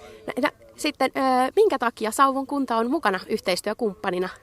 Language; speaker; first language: Finnish; native; Finnish